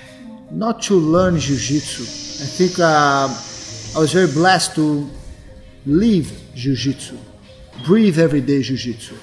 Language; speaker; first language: English; non-native, fluent; Portuguese